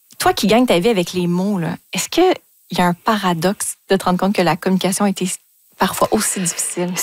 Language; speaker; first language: French; native; French